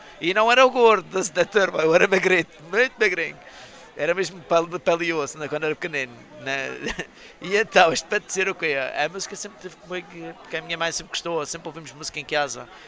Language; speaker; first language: Portuguese; native; Portuguese